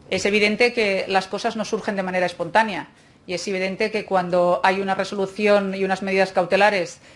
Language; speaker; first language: Spanish; native; Spanish